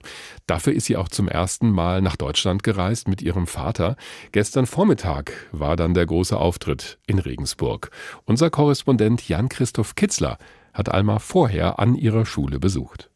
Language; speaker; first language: German; native; German